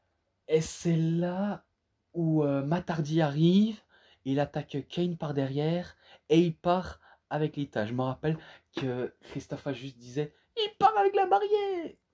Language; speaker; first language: French; native; French